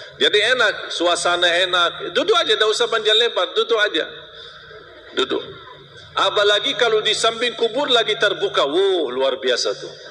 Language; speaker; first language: Malay; non-native, fluent; Arabic